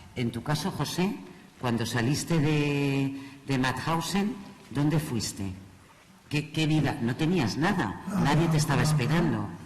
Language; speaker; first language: Spanish; native; Spanish